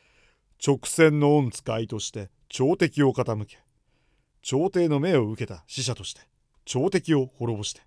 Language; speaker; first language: Japanese; native; Japanese